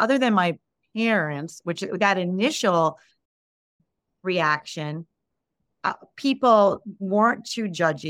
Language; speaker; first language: English; native; English